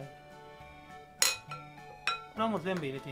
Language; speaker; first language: Japanese; native; Japanese